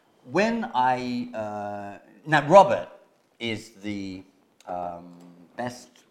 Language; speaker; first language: English; native; English